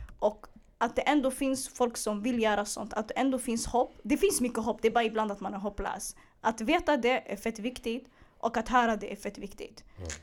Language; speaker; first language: Swedish; early bilingual, other home language; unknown